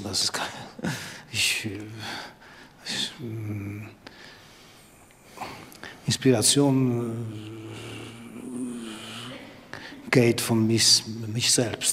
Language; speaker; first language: German; non-native, learner; Polish